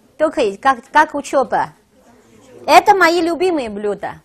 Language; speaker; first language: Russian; non-native, fluent; Chinese